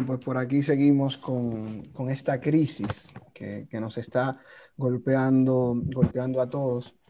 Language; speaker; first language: Spanish; native; Spanish